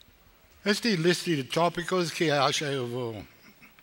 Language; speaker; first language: Portuguese; non-native, learner; English